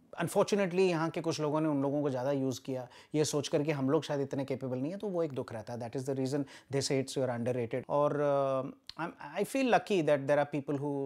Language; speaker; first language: Hindi; native; Hindi